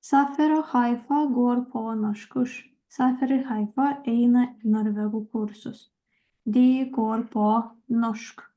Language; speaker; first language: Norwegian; non-native, fluent; Lithuanian